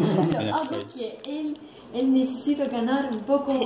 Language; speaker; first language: Spanish; non-native, learner; Russian